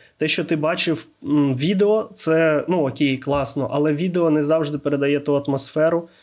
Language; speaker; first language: Ukrainian; non-native, local second language; Russian